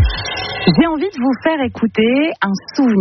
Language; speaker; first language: French; native; French